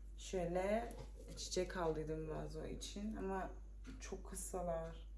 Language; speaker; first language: Turkish; early bilingual, heritage; Turkish